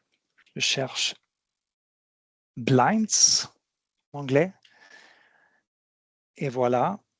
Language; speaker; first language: French; non-native, fluent; Swedish